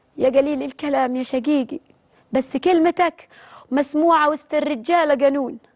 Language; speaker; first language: Arabic; native; Arabic